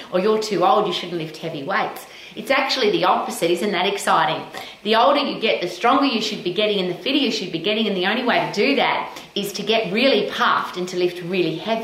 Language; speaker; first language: English; native; English